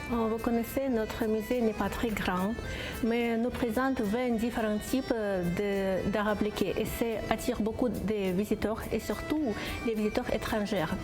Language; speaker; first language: French; non-native, fluent; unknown